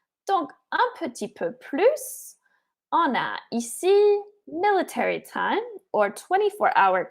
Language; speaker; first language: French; non-native, fluent; English